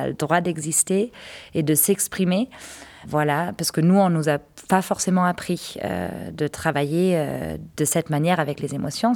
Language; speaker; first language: French; non-native, fluent; German